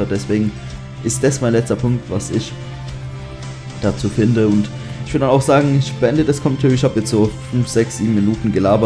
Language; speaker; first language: German; native; German